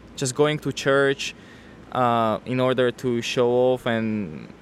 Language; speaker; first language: English; non-native, fluent; Slovak